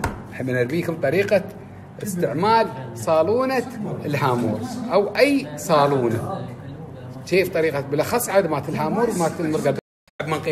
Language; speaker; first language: Arabic; native; Arabic